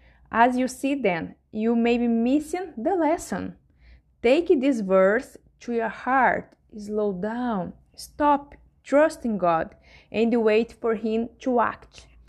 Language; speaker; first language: English; non-native, learner; Portuguese